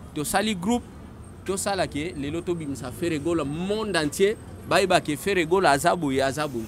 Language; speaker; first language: Lingala; native; Lingala